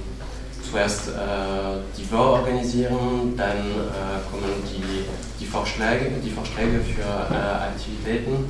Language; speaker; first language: German; non-native, fluent; French